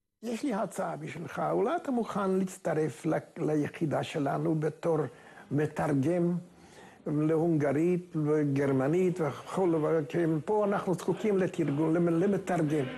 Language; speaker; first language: Hebrew; non-native, fluent; Hungarian